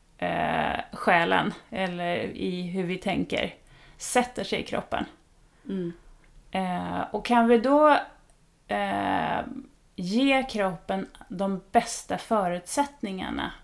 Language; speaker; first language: Swedish; native; Swedish